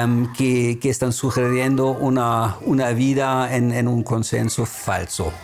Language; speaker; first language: Spanish; non-native, fluent; German